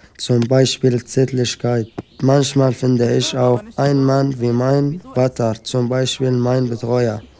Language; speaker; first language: German; non-native, learner; Arabic